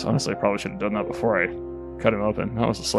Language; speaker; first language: English; native; English